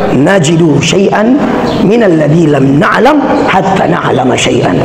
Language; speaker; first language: Arabic; non-native, fluent; Indonesian